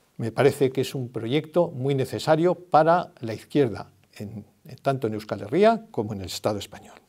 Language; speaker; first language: Spanish; native; Spanish